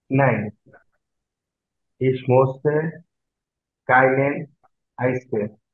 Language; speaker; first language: German; non-native, learner; Bangla